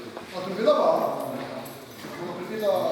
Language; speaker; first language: French; non-native, local second language; Arabic